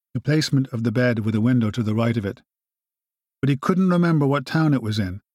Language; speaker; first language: English; native; English